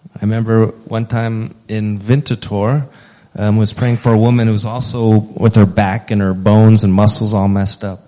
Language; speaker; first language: English; native; English